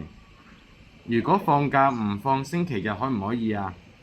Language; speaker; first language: Cantonese; native; Cantonese